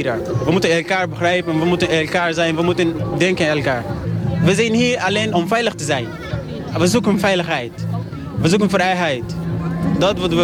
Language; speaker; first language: Dutch; non-native, learner; Arabic